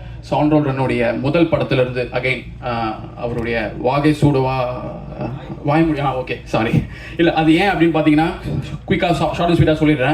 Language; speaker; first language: Tamil; native; Tamil